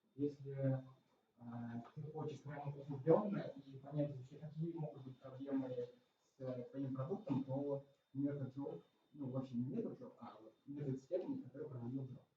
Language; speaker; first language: Russian; native; Russian